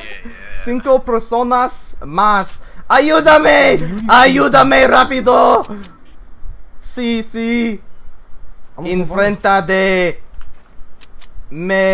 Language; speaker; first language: Spanish; non-native, learner; English